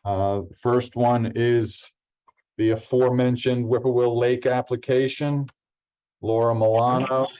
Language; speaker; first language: English; native; English